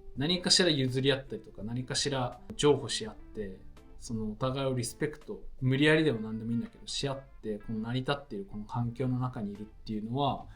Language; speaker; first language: Japanese; native; Japanese